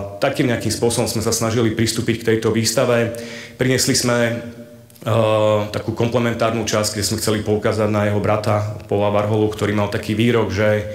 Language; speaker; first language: Slovak; native; Slovak